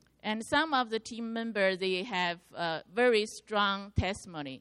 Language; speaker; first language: English; non-native, learner; Chinese